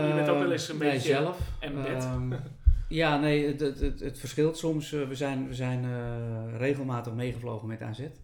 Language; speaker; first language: Dutch; native; Dutch